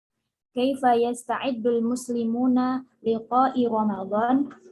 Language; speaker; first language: Arabic; non-native, learner; Indonesian